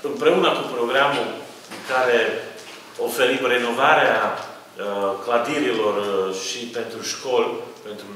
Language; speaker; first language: Romanian; non-native, fluent; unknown